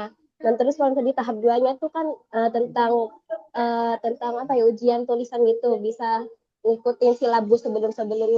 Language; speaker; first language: Indonesian; native; Indonesian